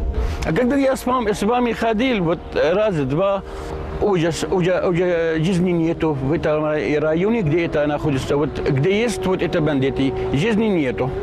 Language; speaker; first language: Russian; non-native, learner; Arabic